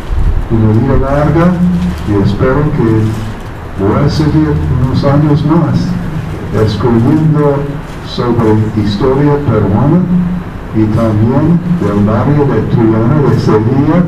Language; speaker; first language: Spanish; non-native, fluent; English